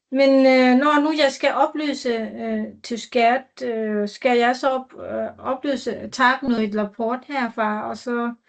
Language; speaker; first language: Danish; non-native, learner; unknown